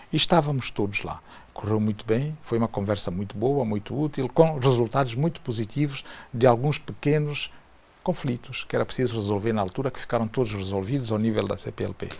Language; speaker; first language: Portuguese; native; Portuguese